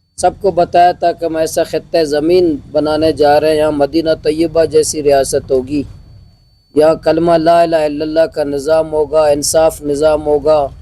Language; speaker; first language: Urdu; non-native, local second language; Baluchi